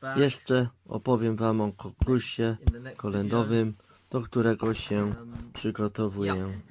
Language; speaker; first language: Polish; non-native, learner; English